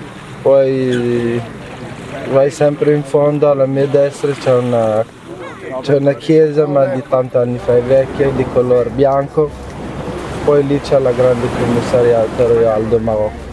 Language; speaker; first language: Italian; non-native, learner; Arabic